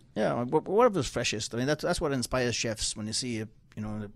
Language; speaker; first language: English; native; English